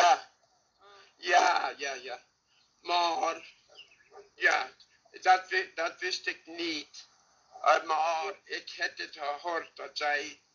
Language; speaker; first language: Dutch; non-native, learner; English